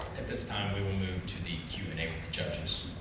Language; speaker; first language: English; native; English